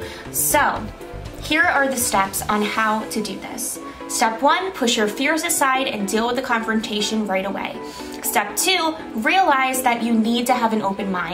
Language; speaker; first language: English; native; English